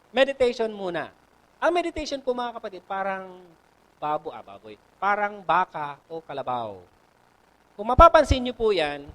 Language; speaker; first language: Filipino; non-native, local second language; Bikol